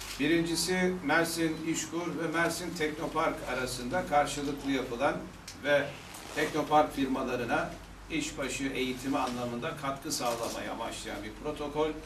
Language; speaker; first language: Turkish; native; Turkish